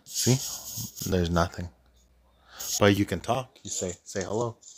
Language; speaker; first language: English; early bilingual, other home language; Spanish